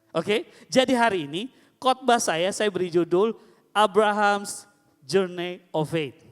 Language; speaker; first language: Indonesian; native; Indonesian